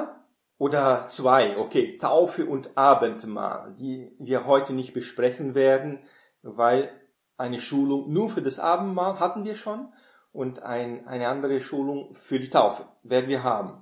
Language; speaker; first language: German; non-native, fluent; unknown